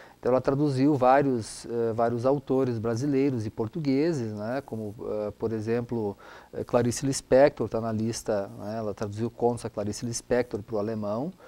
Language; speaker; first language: Portuguese; non-native, local second language; German